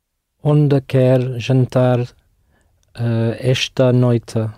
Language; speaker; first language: Portuguese; non-native, learner; English